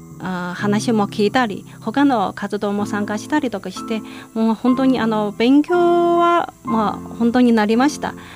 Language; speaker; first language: Japanese; non-native, fluent; Chinese